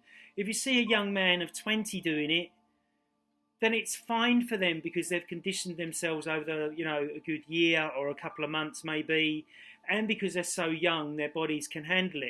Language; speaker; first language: English; native; English